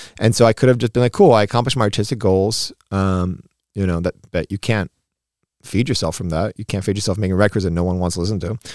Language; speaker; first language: English; early bilingual, other home language; Spanish